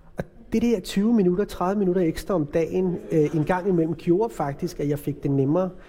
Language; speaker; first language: Danish; early bilingual, other home language; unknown